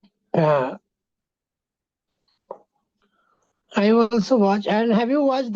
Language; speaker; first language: English; non-native, fluent; Bangla